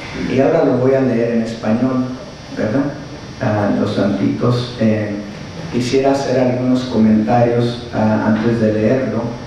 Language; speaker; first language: Spanish; early bilingual, heritage; Spanish